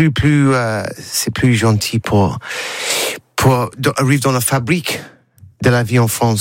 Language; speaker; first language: French; non-native, learner; English